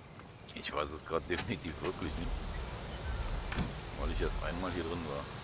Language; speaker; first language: German; native; German